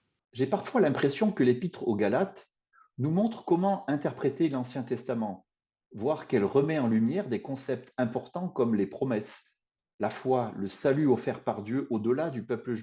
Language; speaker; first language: French; native; French